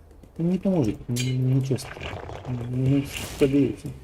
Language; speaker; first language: Russian; native; Russian